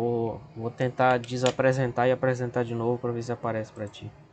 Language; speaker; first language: Portuguese; native; Portuguese